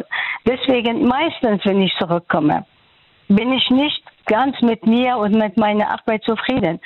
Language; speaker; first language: German; non-native, fluent; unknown